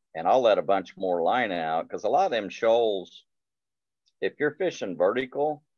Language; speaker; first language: English; native; English